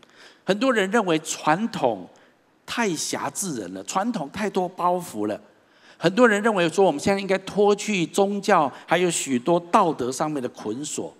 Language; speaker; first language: Chinese; native; Chinese